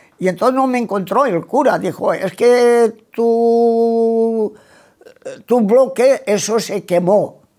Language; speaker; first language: Spanish; non-native, local second language; Catalan